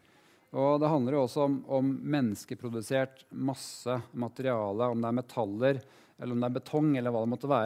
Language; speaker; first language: Norwegian; native; Norwegian